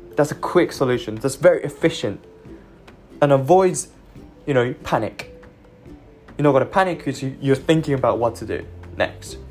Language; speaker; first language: English; non-native, fluent; Japanese